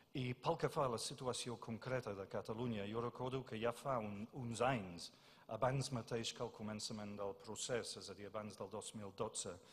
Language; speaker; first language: Catalan; non-native, fluent; English